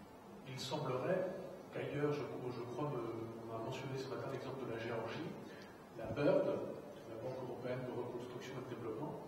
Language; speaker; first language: French; native; French